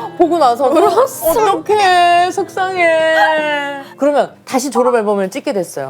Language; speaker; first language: Korean; native; Korean